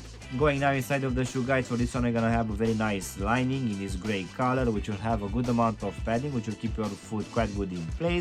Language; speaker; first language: English; non-native, fluent; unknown